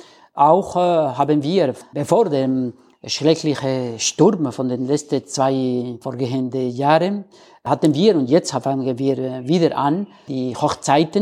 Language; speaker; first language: German; non-native, learner; Spanish